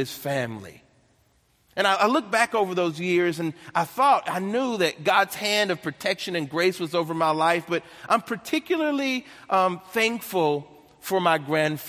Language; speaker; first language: English; native; English